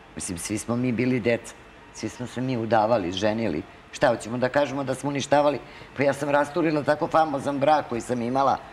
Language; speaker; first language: Serbian; native; Serbian